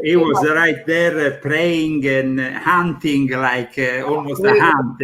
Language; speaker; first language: English; non-native, fluent; Italian